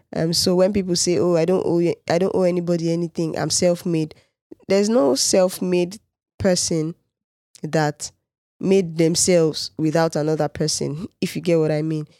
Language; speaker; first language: English; non-native, local second language; Yoruba